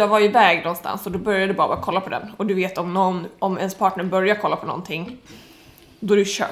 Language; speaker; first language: Swedish; native; Swedish